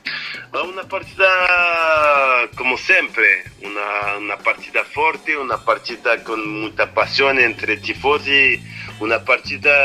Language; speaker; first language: Italian; non-native, fluent; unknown